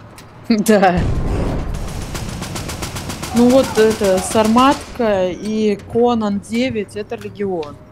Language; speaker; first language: Russian; native; Russian